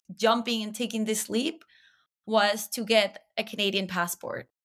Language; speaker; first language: English; non-native, fluent; Spanish